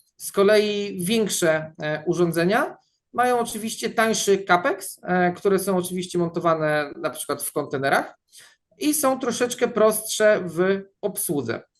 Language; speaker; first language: Polish; native; Polish